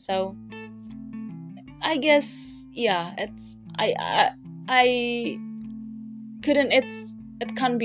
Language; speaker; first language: English; non-native, fluent; Indonesian